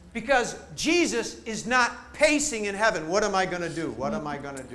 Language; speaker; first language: English; native; English